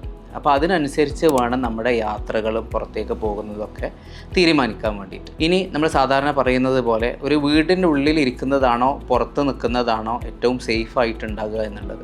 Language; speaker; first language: Malayalam; native; Malayalam